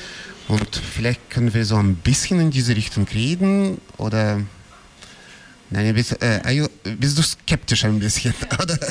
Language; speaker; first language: German; non-native, fluent; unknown